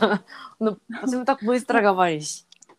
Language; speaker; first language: Russian; non-native, learner; Korean